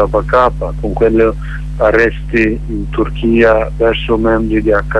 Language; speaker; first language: Italian; non-native, learner; Kurdish